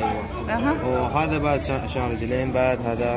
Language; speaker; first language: Arabic; non-native, learner; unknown